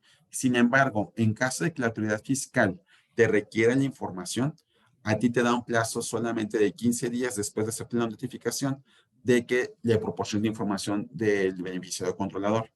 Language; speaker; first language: Spanish; native; Spanish